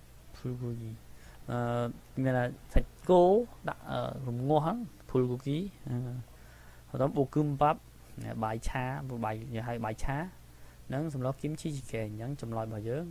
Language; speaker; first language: Korean; non-native, fluent; Khmer